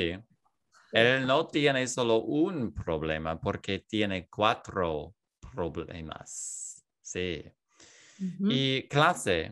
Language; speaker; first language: Spanish; non-native, learner; English